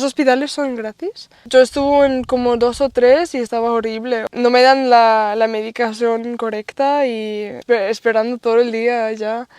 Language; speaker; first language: Spanish; non-native, fluent; German